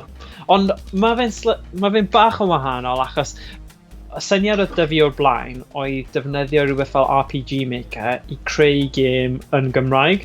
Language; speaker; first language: Welsh; native; Welsh